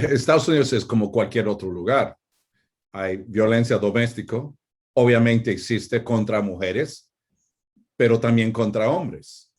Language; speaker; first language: Spanish; non-native, fluent; English